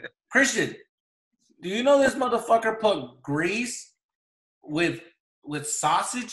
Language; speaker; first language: English; early bilingual, other home language; Spanish